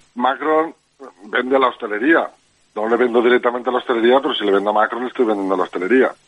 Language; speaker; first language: Spanish; native; Spanish